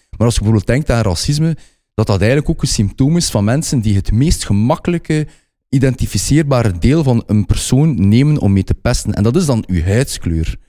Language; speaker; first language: Dutch; native; Dutch